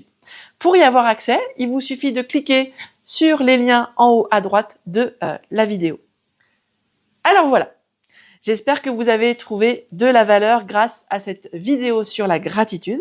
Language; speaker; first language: French; native; French